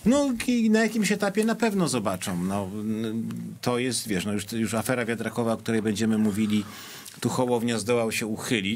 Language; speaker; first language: Polish; native; Polish